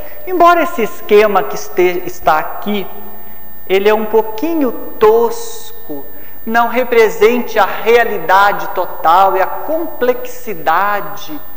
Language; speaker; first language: Portuguese; native; Portuguese